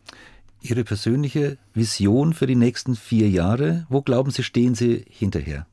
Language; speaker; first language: German; native; German